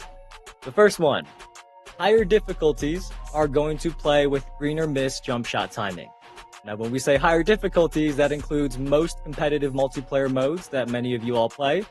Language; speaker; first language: English; native; English